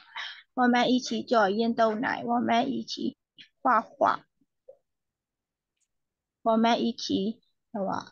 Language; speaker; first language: Chinese; non-native, learner; Burmese